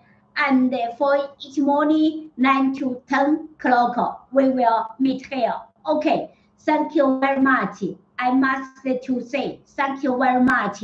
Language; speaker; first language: English; non-native, learner; Chinese